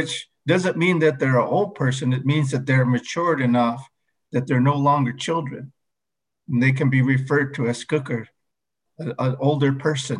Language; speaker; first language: English; early bilingual, other home language; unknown